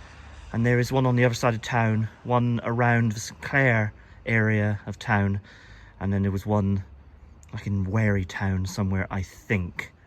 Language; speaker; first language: English; native; English